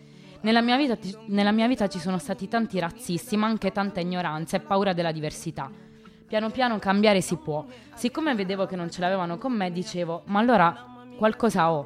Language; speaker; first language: Italian; native; Italian